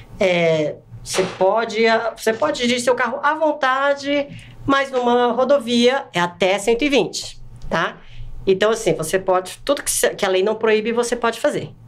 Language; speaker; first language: Portuguese; native; Portuguese